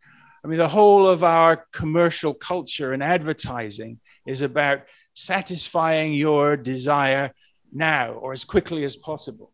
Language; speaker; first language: English; native; English